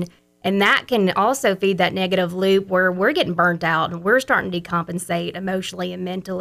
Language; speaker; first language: English; native; English